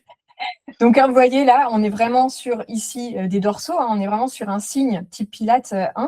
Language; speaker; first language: French; native; French